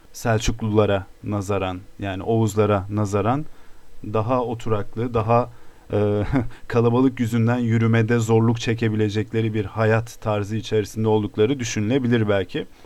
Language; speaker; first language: Turkish; native; Turkish